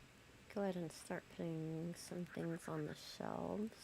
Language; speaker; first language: English; native; English